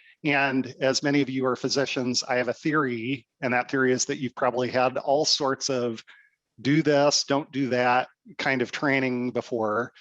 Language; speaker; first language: English; native; English